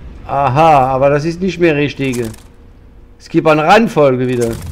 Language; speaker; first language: German; non-native, fluent; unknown